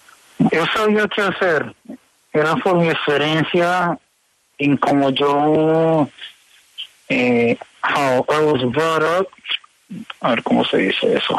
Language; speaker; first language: Spanish; early bilingual, heritage; Spanish